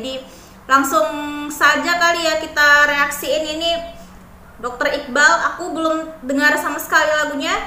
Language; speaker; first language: Indonesian; native; Indonesian